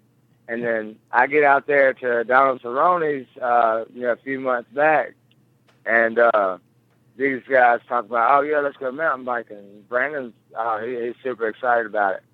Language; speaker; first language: English; native; English